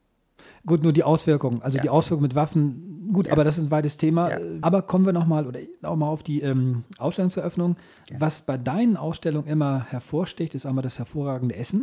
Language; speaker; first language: German; native; German